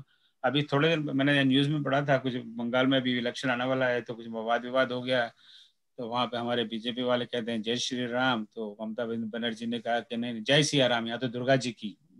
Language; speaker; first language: Hindi; native; Hindi